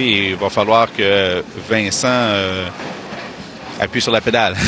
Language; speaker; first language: French; native; French